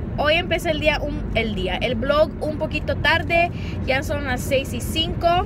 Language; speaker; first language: Spanish; early bilingual, heritage; Spanish